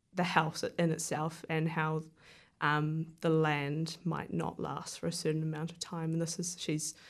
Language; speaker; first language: English; native; English